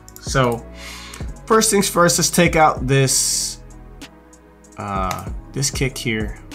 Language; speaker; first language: English; native; English